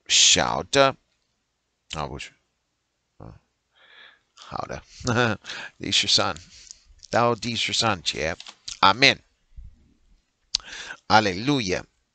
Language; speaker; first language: Chinese; non-native, learner; English